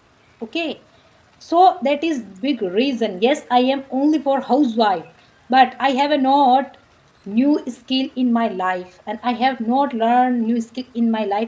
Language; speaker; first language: English; non-native, learner; Marwari